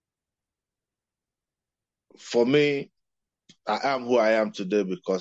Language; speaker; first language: English; non-native, local second language; Igbo